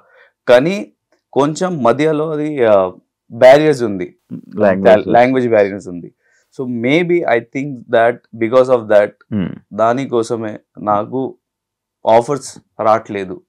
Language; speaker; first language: Telugu; non-native, local second language; Hindi